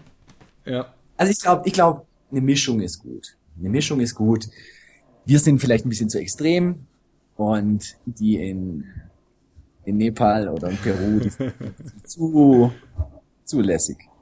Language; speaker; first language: German; native; German